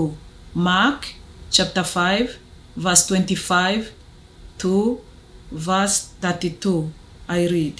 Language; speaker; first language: English; non-native, local second language; Kinyarwanda